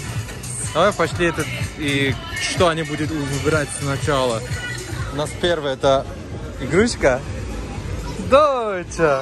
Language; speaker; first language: Russian; non-native, learner; Turkish